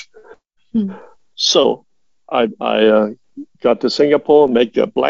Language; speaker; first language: English; non-native, local second language; Cantonese